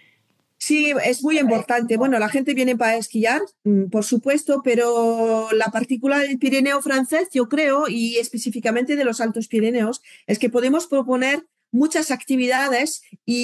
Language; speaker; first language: Spanish; non-native, fluent; French